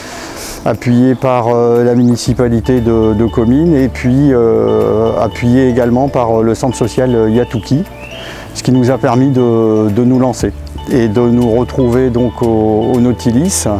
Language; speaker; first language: French; native; French